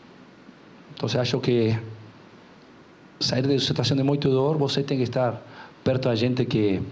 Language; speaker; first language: Portuguese; non-native, local second language; Spanish